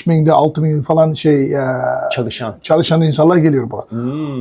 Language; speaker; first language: Turkish; non-native, learner; Uyghur